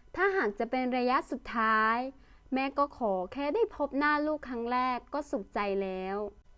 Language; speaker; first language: Thai; early bilingual, other home language; Lao